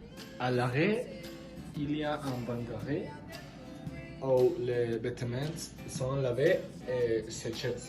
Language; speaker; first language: French; non-native, learner; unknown